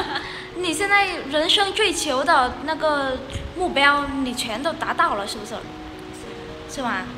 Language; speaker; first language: Chinese; non-native, fluent; Vietnamese